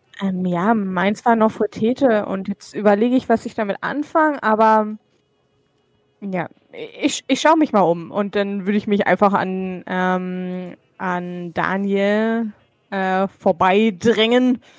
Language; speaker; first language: German; native; German